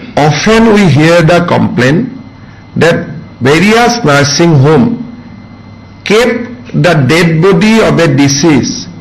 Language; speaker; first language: English; non-native, local second language; Assamese